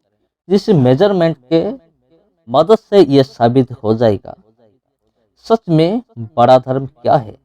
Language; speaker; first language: Hindi; non-native, local second language; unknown